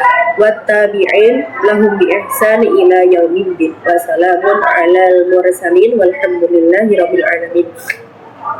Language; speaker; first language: Arabic; non-native, learner; Indonesian